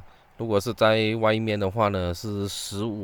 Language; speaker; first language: Chinese; native; Chinese